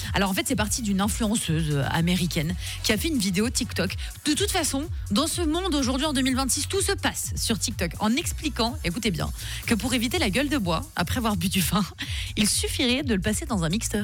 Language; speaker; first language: French; native; French